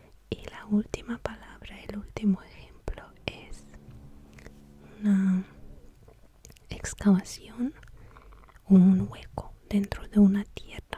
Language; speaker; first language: Spanish; non-native, fluent; Russian